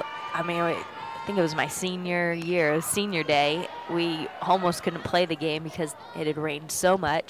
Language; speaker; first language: English; native; English